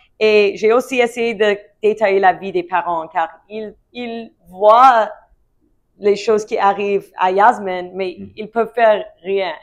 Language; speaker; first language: French; non-native, learner; English